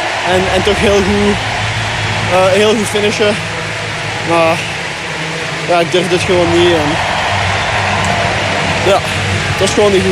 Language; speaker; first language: Dutch; non-native, local second language; French